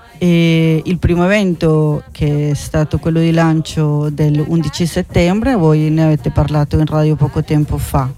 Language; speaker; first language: Italian; non-native, fluent; Spanish